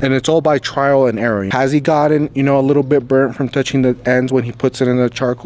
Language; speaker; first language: English; early bilingual, other home language; Spanish